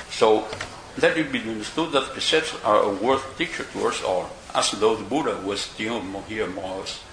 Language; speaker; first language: English; non-native, fluent; Vietnamese